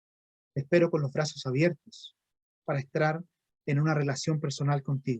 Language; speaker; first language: Spanish; native; Spanish